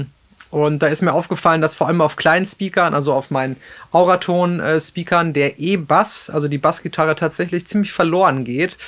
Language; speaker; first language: German; native; German